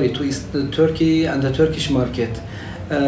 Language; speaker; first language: English; non-native, fluent; Turkish